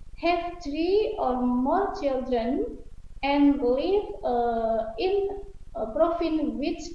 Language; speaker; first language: English; non-native, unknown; Indonesian